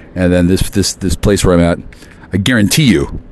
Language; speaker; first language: English; native; English